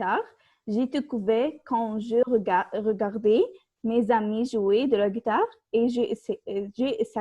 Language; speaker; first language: French; non-native, learner; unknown